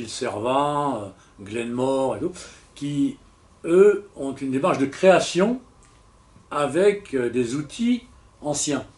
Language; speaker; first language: French; native; French